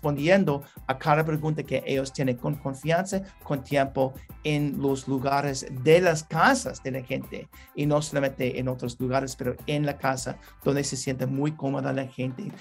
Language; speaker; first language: Spanish; non-native, learner; English